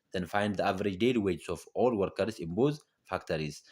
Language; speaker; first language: English; non-native, local second language; Amharic